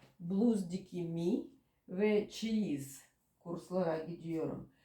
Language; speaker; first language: Turkish; non-native, learner; Russian